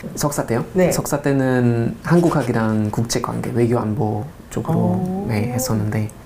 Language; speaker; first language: Korean; non-native, fluent; German